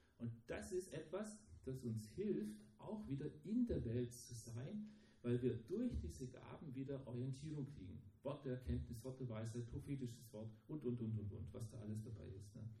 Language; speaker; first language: German; early bilingual, heritage; German